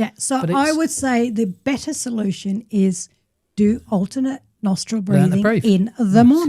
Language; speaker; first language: English; native; English